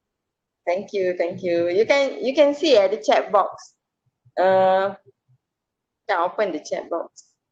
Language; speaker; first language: English; non-native, learner; Malay